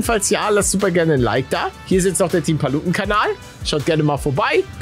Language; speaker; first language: German; native; German